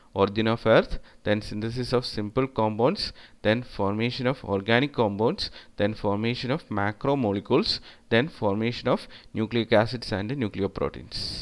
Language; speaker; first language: English; non-native, local second language; Malayalam